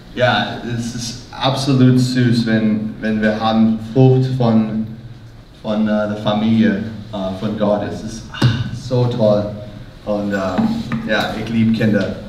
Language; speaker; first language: German; non-native, learner; English